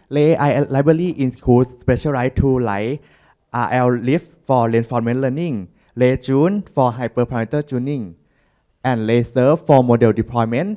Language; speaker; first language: English; non-native, learner; Thai